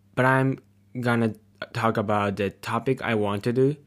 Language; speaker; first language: English; non-native, learner; Japanese